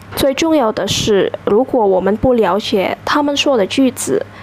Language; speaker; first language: Chinese; non-native, fluent; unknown